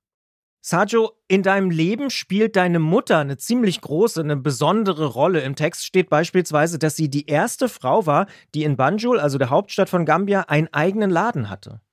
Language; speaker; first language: German; native; German